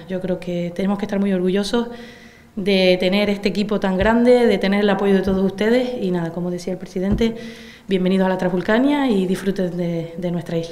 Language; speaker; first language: Spanish; native; Spanish